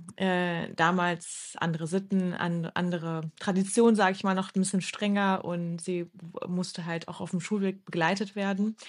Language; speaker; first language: German; early bilingual, other home language; Turkish